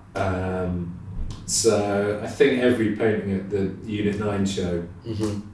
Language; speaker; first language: English; native; English